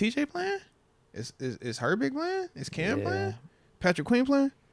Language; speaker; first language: English; native; English